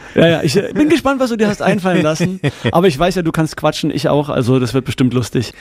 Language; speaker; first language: German; native; German